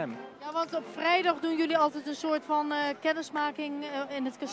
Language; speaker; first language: Dutch; native; Dutch